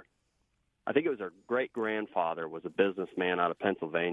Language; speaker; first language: English; native; English